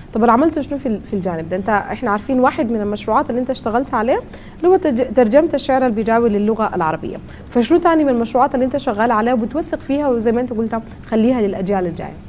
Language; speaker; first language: Arabic; native; Arabic